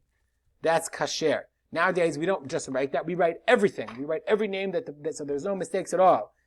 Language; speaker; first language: English; native; English